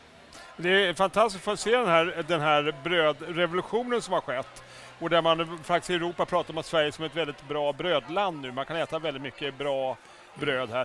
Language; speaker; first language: Swedish; native; Swedish